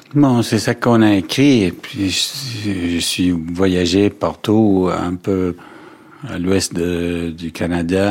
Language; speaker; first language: French; non-native, fluent; Danish